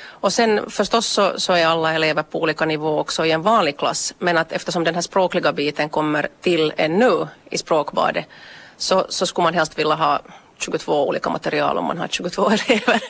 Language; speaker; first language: Swedish; native; Swedish